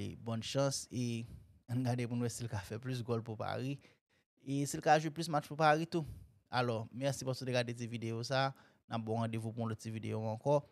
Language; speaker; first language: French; non-native, local second language; Haitian Creole